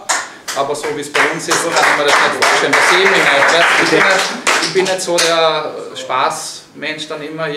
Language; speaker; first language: German; native; German